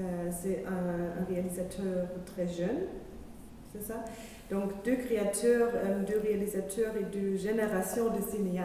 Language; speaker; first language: French; non-native, fluent; German